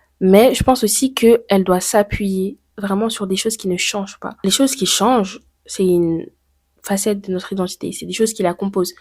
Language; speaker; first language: French; native; French